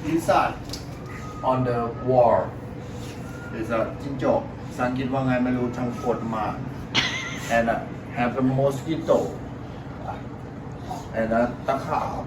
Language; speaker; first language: English; non-native, learner; Thai